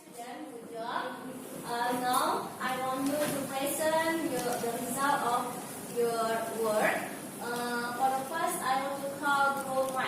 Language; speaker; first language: English; non-native, learner; Indonesian